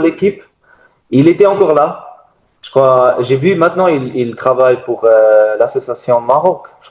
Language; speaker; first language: French; non-native, learner; German